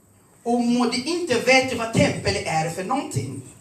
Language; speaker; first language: Swedish; non-native, fluent; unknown